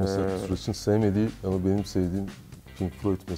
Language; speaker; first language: Turkish; native; Turkish